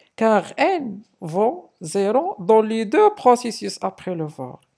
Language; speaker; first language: French; non-native, local second language; Arabic